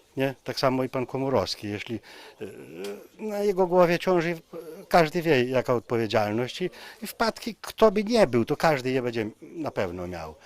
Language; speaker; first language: Polish; native; Polish